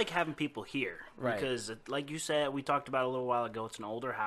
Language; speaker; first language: English; native; English